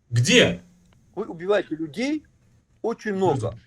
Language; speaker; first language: Russian; native; Russian